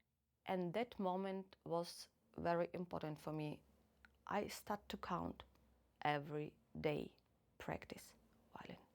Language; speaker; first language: English; non-native, fluent; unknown